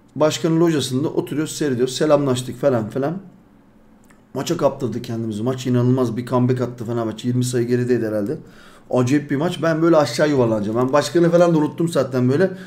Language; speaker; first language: Turkish; early bilingual, heritage; Turkish